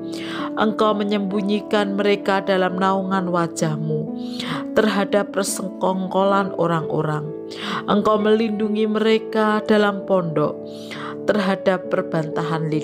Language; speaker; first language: Indonesian; native; Indonesian